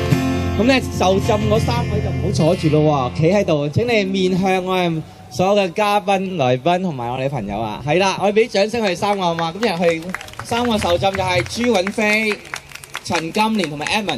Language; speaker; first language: Cantonese; native; Cantonese